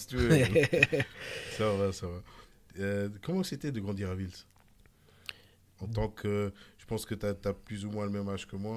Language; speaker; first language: French; native; French